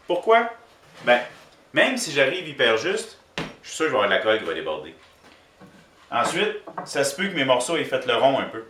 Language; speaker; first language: French; native; French